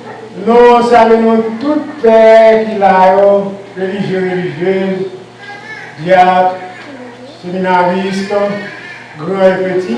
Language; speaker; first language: French; non-native, local second language; Haitian Creole